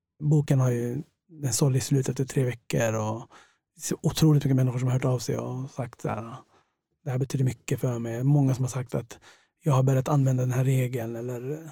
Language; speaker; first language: Swedish; early bilingual, other home language; Tigrinya